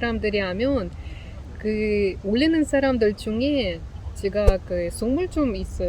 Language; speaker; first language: Korean; non-native, learner; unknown